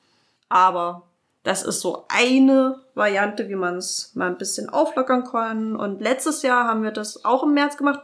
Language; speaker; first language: German; native; German